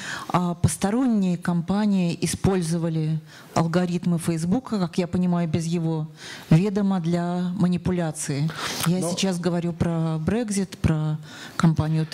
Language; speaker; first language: Russian; native; Russian